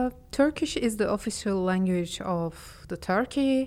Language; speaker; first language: English; non-native, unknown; Turkish